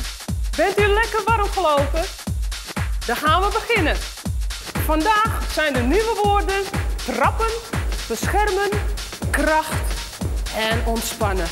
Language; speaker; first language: Dutch; native; Dutch